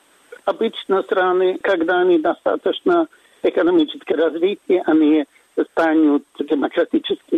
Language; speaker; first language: Russian; non-native, fluent; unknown